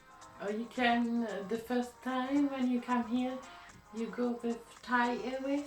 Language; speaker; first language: English; non-native, fluent; German